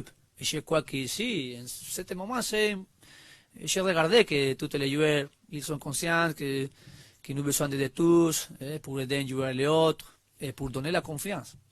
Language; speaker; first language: French; non-native, learner; Spanish